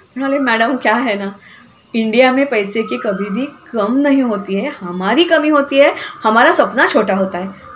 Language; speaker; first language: Hindi; non-native, local second language; Marathi